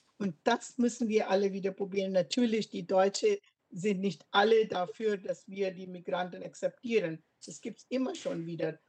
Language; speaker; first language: German; non-native, fluent; Punjabi